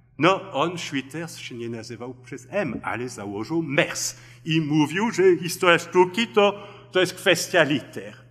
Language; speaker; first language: Polish; early bilingual, heritage; Polish